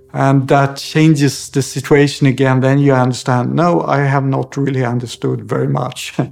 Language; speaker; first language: English; non-native, fluent; Swedish